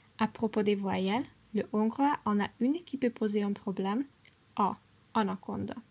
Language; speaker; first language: French; non-native, learner; Hungarian